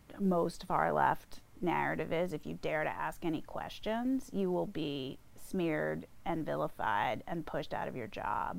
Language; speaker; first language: English; native; English